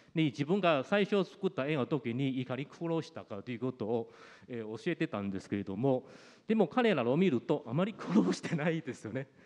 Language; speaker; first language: Japanese; non-native, fluent; Malay